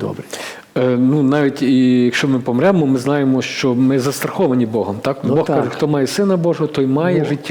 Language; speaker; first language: Ukrainian; native; Ukrainian